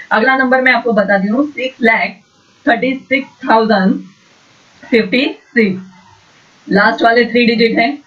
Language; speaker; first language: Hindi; non-native, local second language; Marathi